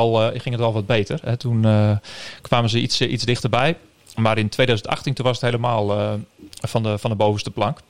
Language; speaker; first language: Dutch; native; Dutch